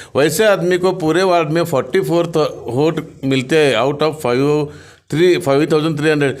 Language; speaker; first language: Hindi; non-native, local second language; Marathi